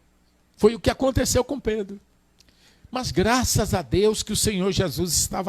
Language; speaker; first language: Portuguese; native; Portuguese